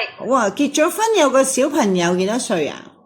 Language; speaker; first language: Cantonese; native; Cantonese